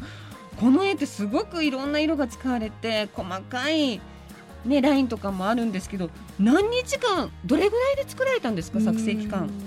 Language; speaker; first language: Japanese; native; Japanese